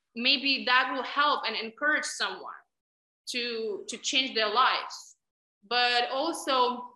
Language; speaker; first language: English; non-native, fluent; Ukrainian